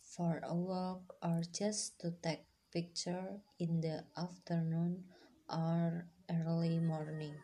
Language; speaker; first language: English; non-native, fluent; Indonesian